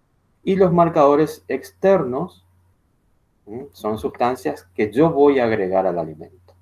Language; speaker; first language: Spanish; native; Spanish